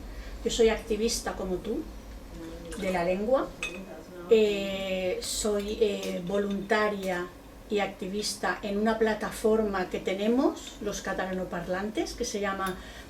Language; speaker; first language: Spanish; non-native, local second language; Catalan